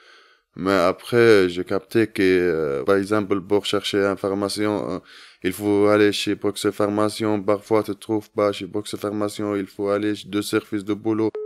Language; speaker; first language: French; non-native, learner; Arabic